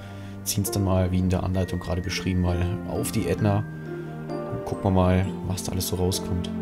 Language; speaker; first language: German; native; German